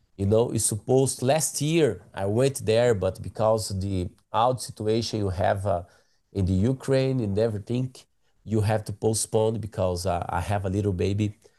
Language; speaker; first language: English; non-native, learner; Portuguese